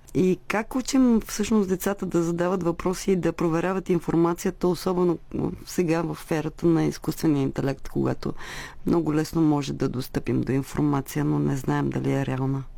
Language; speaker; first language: Bulgarian; native; Bulgarian